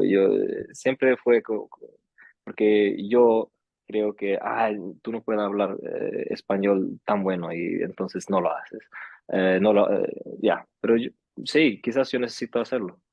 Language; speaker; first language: Spanish; early bilingual, heritage; Swedish